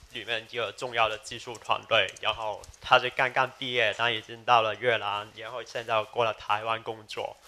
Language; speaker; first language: Chinese; non-native, local second language; Cantonese